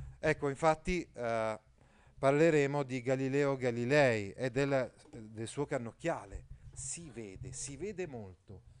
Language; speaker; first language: Italian; native; Italian